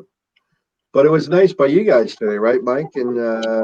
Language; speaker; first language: English; native; English